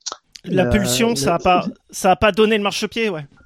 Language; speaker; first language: French; native; French